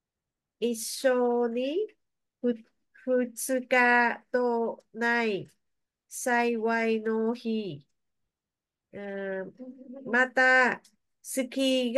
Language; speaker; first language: Japanese; non-native, learner; Vietnamese